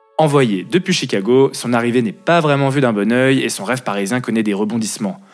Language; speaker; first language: French; native; French